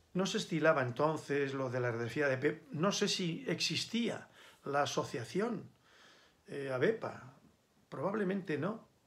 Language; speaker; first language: Spanish; native; Spanish